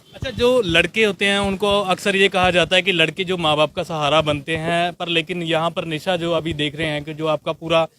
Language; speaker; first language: Hindi; non-native, local second language; Punjabi